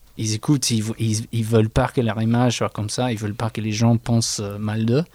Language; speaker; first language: French; non-native, fluent; English